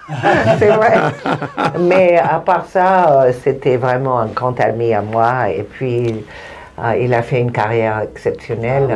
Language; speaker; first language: French; non-native, fluent; Spanish